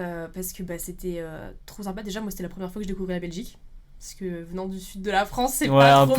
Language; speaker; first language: French; native; French